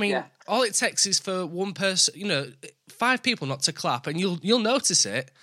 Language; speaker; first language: English; native; English